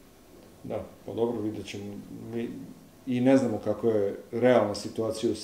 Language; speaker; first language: Serbian; native; Serbian